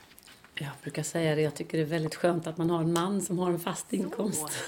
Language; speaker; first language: Swedish; native; Swedish